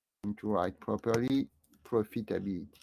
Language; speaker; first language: English; non-native, fluent; French